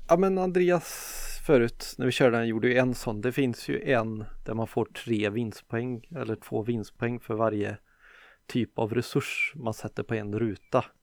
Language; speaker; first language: Swedish; native; Swedish